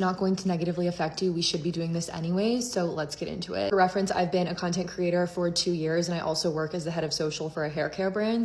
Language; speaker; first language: English; native; English